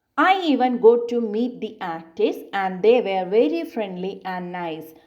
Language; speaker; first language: English; non-native, local second language; Malayalam